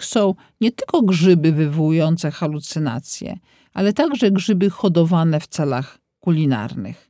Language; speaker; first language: Polish; native; Polish